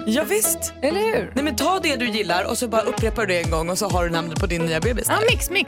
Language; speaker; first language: Swedish; native; Swedish